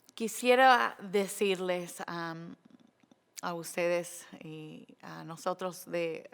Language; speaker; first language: Spanish; early bilingual, other home language; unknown